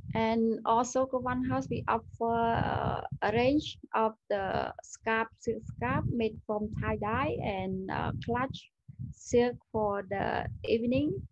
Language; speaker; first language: English; non-native, learner; Khmer